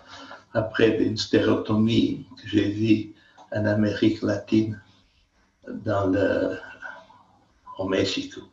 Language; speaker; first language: French; non-native, fluent; Portuguese